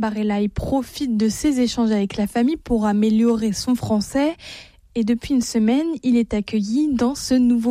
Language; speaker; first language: French; native; French